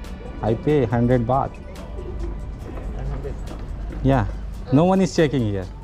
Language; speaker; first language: English; non-native, learner; Hindi